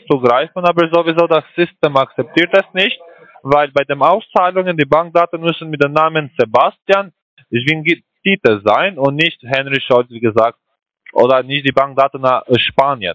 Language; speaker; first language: German; non-native, learner; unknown